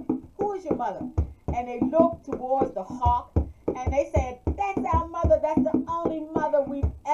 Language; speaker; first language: English; native; English